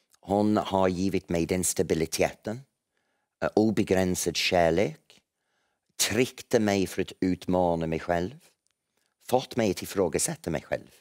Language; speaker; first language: Swedish; non-native, fluent; English